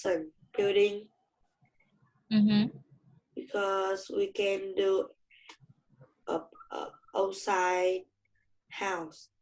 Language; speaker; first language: English; non-native, learner; Vietnamese